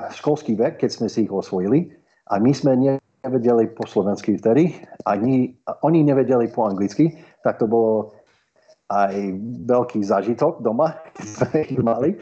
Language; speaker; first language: Slovak; non-native, fluent; English